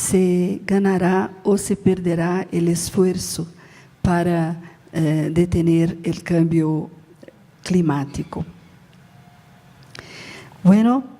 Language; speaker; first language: Spanish; non-native, learner; Portuguese